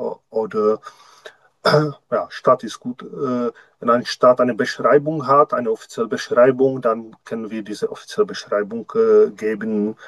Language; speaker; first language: German; non-native, learner; Czech